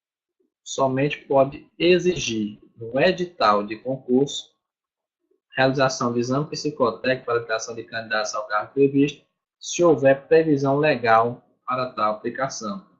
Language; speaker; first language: Portuguese; native; Portuguese